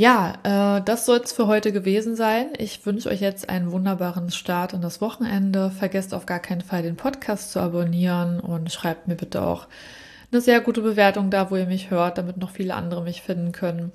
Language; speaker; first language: German; native; German